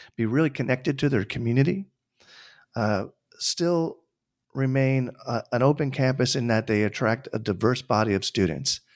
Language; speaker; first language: English; native; English